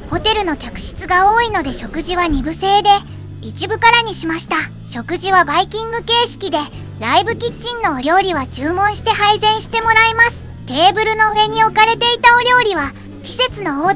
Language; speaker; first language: Japanese; native; Japanese